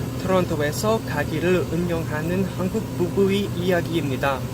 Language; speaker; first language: Korean; early bilingual, heritage; English